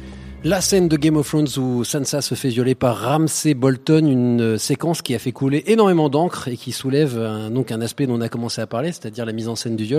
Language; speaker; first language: French; native; French